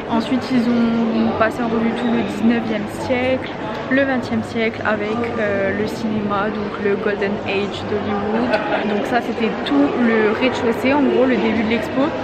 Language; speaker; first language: French; native; French